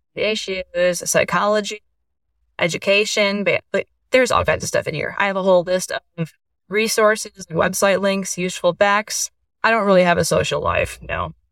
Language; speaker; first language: English; native; English